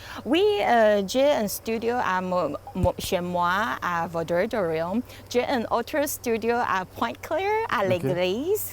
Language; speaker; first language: French; non-native, learner; Chinese